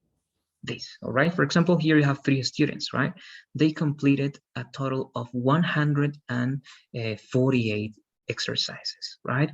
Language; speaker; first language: English; non-native, fluent; Spanish